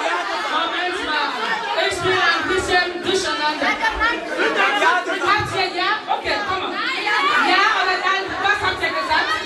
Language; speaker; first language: German; non-native, fluent; Igbo